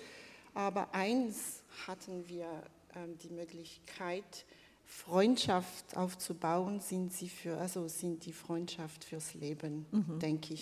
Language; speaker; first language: German; non-native, fluent; Malagasy